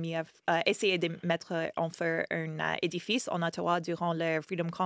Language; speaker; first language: French; non-native, fluent; English